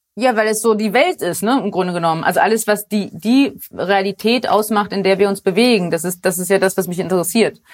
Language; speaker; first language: German; early bilingual, other home language; Polish